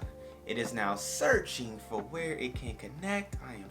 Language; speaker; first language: English; native; English